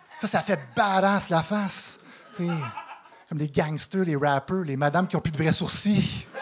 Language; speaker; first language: French; native; French